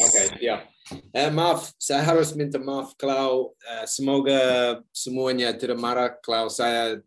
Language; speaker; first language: Indonesian; non-native, learner; English